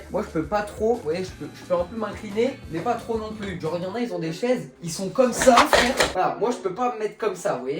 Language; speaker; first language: French; native; French